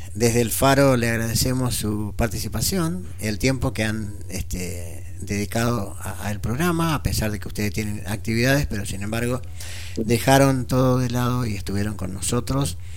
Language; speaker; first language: Spanish; native; Spanish